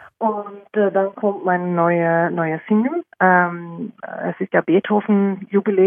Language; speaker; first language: German; non-native, fluent; Norwegian